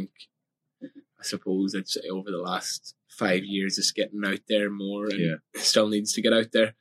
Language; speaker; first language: English; native; English